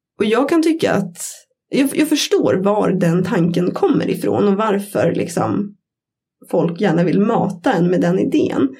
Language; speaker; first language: Swedish; native; Swedish